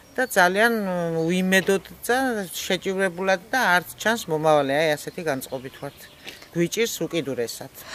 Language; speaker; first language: Georgian; native; Georgian